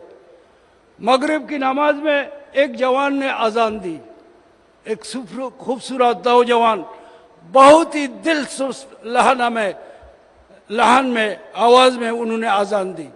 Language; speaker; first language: Urdu; non-native, fluent; Bangla